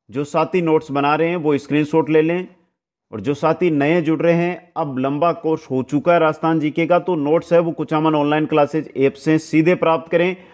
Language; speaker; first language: Hindi; native; Hindi